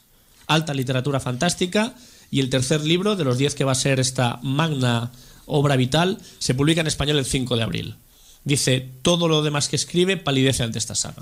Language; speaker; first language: Spanish; native; Spanish